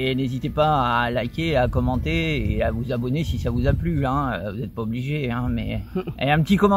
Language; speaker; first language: French; native; French